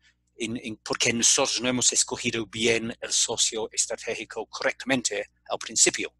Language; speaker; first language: Spanish; non-native, fluent; English